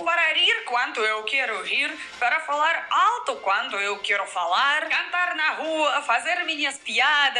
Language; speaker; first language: Portuguese; non-native, fluent; Russian